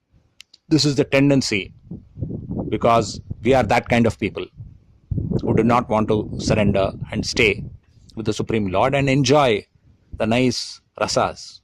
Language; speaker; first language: English; non-native, local second language; Tamil